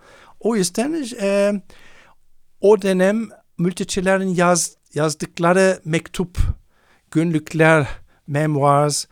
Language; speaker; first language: Turkish; non-native, fluent; German